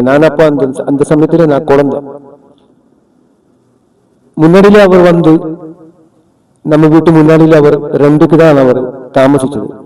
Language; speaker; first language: Tamil; non-native, learner; Malayalam